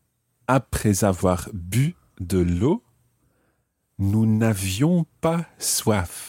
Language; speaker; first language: French; non-native, fluent; English